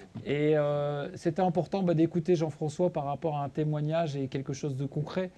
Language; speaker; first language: French; native; French